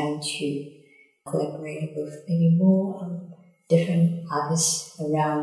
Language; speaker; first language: English; non-native, local second language; Cantonese